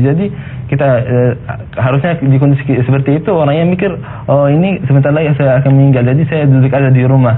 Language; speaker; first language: Indonesian; non-native, fluent; Arabic